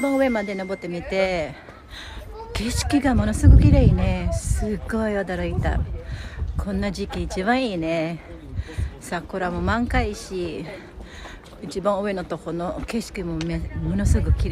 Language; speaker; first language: Japanese; non-native, fluent; Filipino